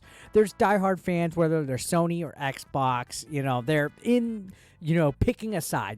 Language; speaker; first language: English; native; English